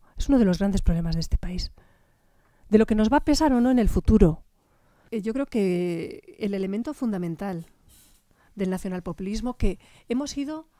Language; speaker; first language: Spanish; native; Spanish